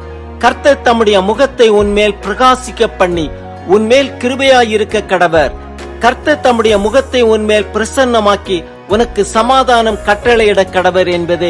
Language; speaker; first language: Tamil; native; Tamil